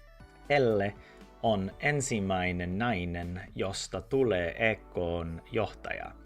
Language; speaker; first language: Finnish; non-native, learner; English